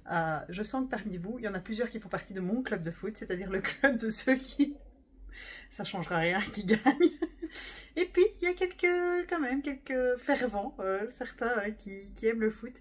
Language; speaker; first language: French; native; French